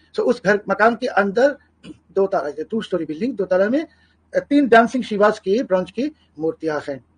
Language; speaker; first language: Hindi; non-native, fluent; Bangla